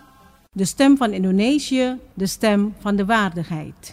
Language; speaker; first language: Dutch; non-native, fluent; Indonesian